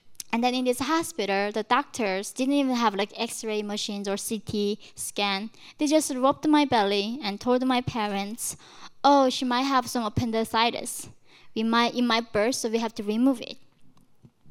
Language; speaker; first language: English; non-native, fluent; Korean